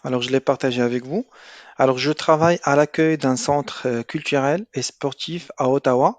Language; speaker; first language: French; non-native, local second language; Arabic